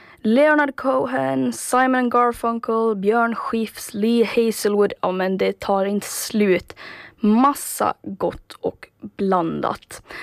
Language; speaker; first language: Swedish; native; Swedish